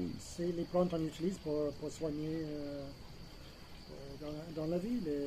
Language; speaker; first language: French; non-native, fluent; English